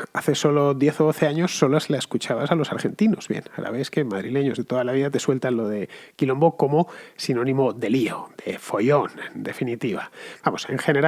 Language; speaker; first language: Spanish; native; Spanish